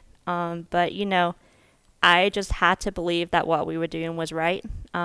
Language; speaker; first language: English; native; English